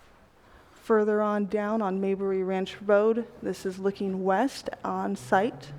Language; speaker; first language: English; native; English